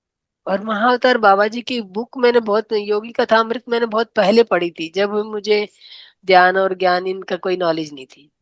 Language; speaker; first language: Hindi; native; Hindi